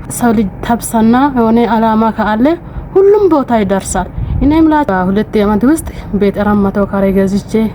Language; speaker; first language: Amharic; non-native, local second language; Oromo